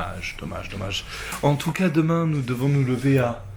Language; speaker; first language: French; native; French